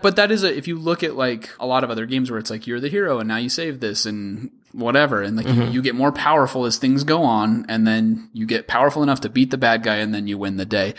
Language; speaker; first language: English; native; English